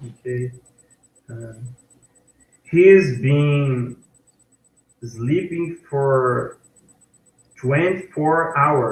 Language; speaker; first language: English; non-native, learner; Portuguese